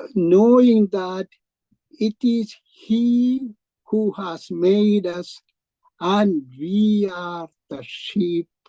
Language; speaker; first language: English; non-native, local second language; Malayalam